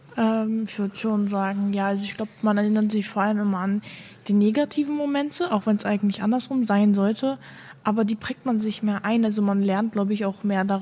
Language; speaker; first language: German; native; German